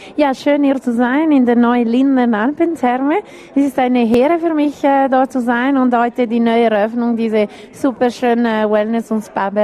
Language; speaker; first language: German; non-native, local second language; Italian